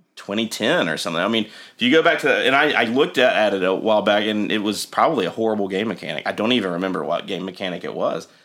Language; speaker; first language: English; native; English